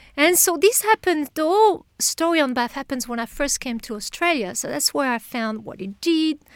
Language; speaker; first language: English; non-native, fluent; French